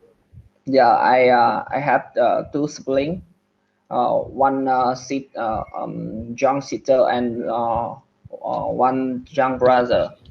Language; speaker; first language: English; non-native, learner; Vietnamese